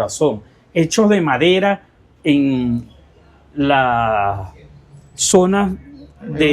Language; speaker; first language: Spanish; native; Spanish